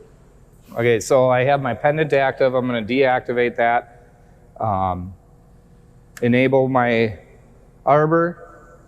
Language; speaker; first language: English; native; English